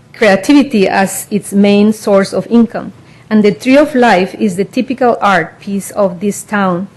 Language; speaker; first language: English; non-native, fluent; Spanish